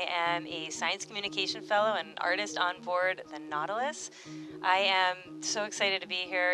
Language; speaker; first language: English; native; English